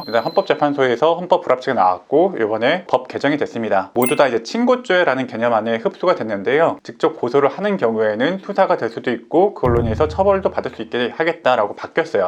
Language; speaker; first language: Korean; native; Korean